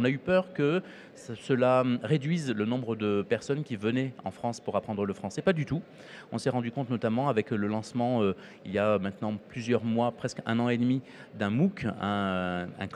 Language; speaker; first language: French; native; French